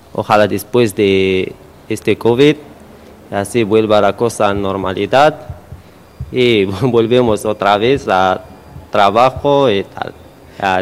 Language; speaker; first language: Spanish; non-native, learner; Arabic